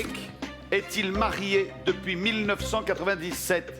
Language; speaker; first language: French; native; French